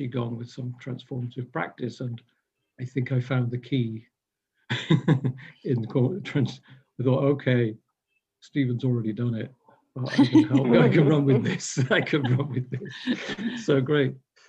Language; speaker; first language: English; native; English